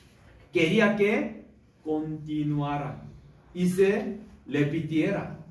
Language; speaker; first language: Spanish; non-native, learner; Korean